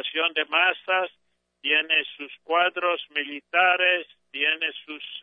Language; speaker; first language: Spanish; non-native, fluent; English